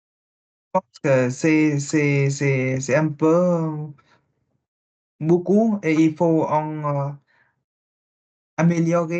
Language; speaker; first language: French; non-native, learner; Vietnamese